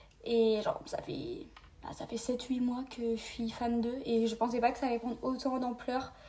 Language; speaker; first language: French; native; French